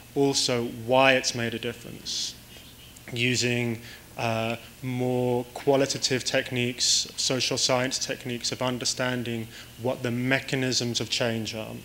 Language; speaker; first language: English; native; English